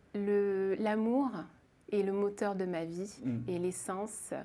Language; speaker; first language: French; native; French